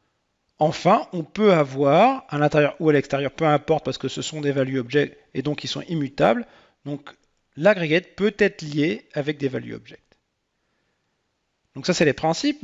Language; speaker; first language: French; native; French